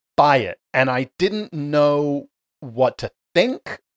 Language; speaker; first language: English; native; English